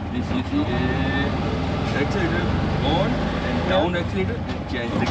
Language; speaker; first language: English; non-native, learner; Hindi